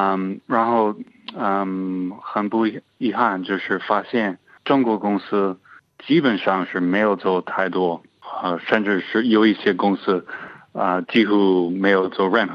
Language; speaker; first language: Chinese; non-native, fluent; English